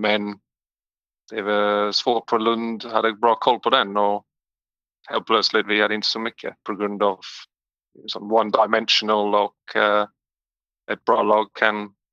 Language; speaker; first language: Swedish; non-native, learner; English